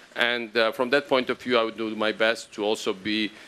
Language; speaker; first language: English; non-native, fluent; Georgian